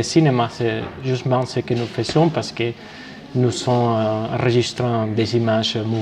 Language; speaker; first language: French; non-native, fluent; Spanish